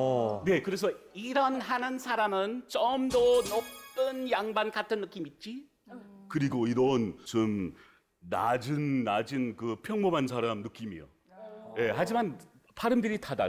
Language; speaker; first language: Korean; non-native, fluent; English